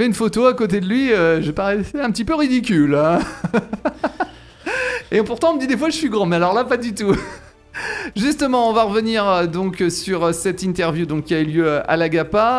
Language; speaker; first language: French; native; French